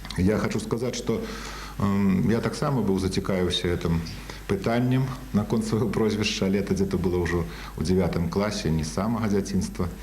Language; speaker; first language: Belarusian; native; Belarusian